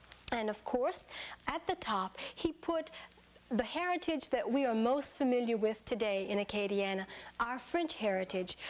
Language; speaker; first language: English; native; English